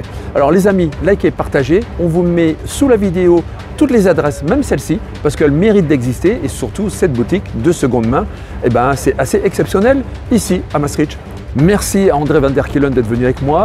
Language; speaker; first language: French; native; French